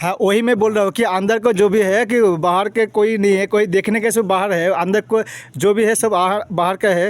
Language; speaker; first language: Hindi; non-native, local second language; Bangla